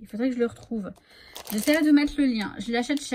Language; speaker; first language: French; native; French